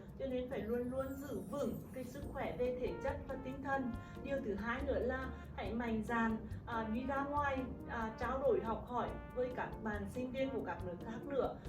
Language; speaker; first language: Vietnamese; native; Vietnamese